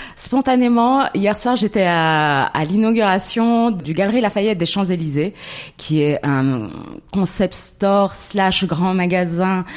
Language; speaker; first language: French; non-native, local second language; Arabic